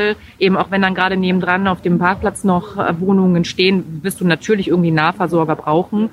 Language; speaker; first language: German; native; German